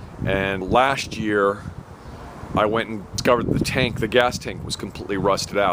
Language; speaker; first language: English; native; English